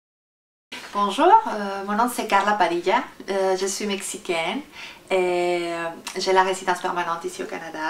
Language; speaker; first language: French; non-native, fluent; Spanish